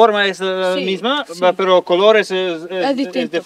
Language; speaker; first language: Spanish; non-native, learner; Serbian